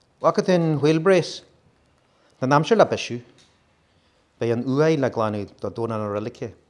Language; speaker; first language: Irish; native; Irish